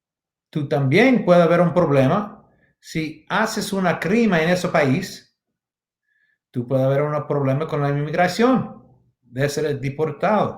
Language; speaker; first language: Spanish; non-native, learner; English